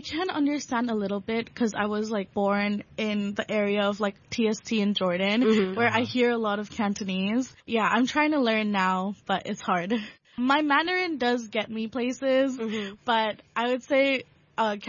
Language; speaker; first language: English; non-native, local second language; Bangla